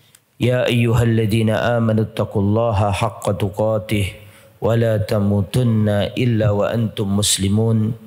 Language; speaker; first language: Arabic; non-native, fluent; Indonesian